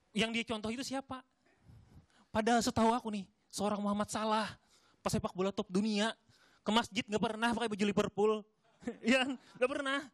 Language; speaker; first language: Indonesian; native; Indonesian